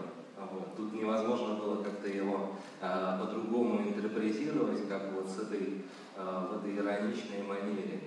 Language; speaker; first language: Russian; native; Russian